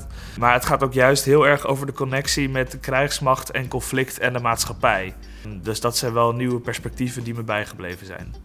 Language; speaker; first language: Dutch; native; Dutch